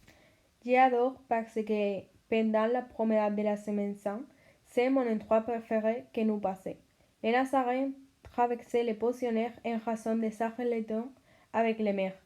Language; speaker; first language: French; non-native, learner; Spanish